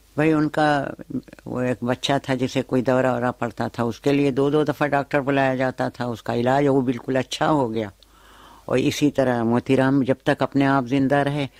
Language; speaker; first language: Urdu; native; Urdu